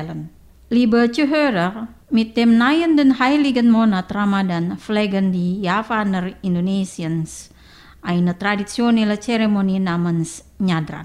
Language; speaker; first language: German; non-native, fluent; Indonesian